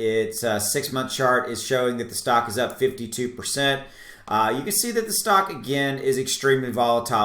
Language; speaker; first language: English; native; English